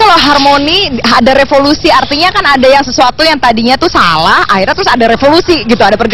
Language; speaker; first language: Indonesian; native; Indonesian